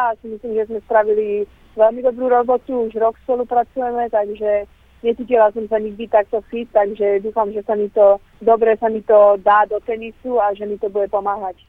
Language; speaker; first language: Slovak; early bilingual, heritage; Slovak